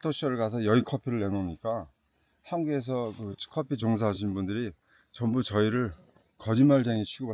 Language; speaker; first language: Korean; early bilingual, heritage; Korean